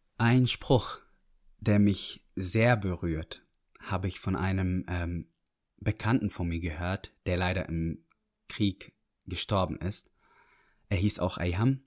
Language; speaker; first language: German; non-native, fluent; Arabic